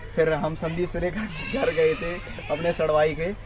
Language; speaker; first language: Hindi; native; Hindi